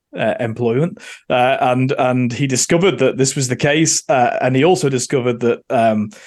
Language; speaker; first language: English; native; English